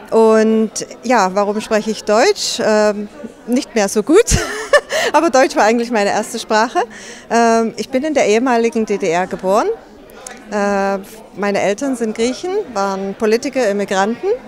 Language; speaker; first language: German; early bilingual, other home language; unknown